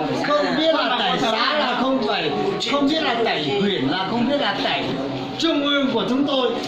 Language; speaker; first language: Vietnamese; non-native, local second language; Hmong